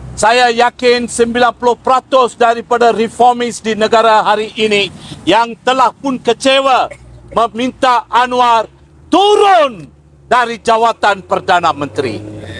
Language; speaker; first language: Malay; non-native, local second language; Tamil